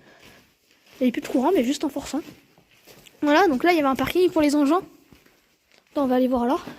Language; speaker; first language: French; native; French